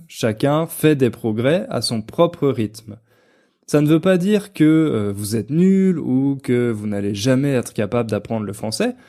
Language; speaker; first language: French; native; French